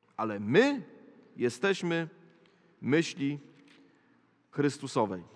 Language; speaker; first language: Polish; native; Polish